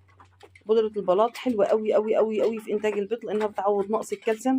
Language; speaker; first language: Arabic; native; Arabic